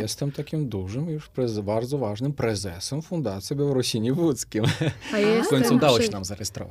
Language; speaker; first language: Polish; non-native, fluent; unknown